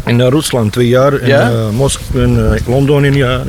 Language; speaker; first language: Dutch; non-native, learner; Bosnian